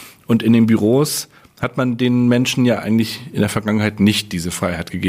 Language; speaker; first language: German; native; German